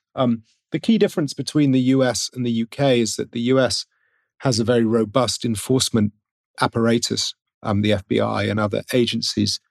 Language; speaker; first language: English; native; English